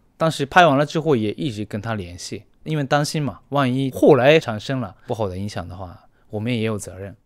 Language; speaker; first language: Chinese; non-native, fluent; Japanese